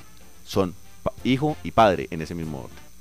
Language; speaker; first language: Spanish; native; Spanish